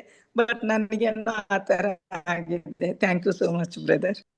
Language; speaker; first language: Kannada; non-native, local second language; Telugu